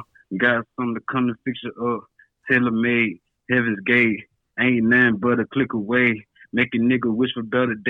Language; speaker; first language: English; native; English